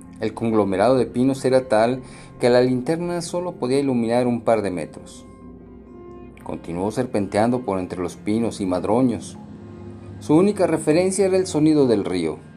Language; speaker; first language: Spanish; native; Spanish